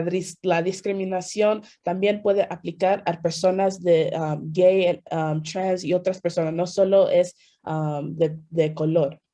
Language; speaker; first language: Spanish; non-native, fluent; English